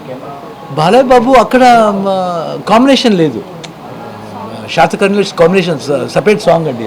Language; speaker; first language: Telugu; non-native, learner; Kannada